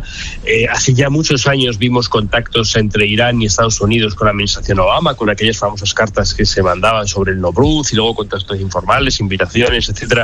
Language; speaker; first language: Spanish; native; Spanish